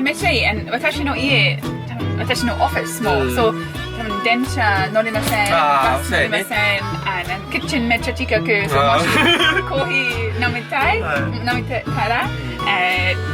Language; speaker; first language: Japanese; non-native, learner; English